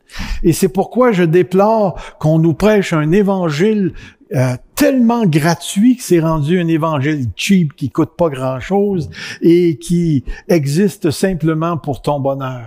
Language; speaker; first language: French; native; French